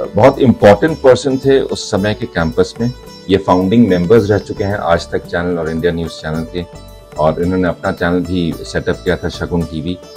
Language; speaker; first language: Hindi; native; Hindi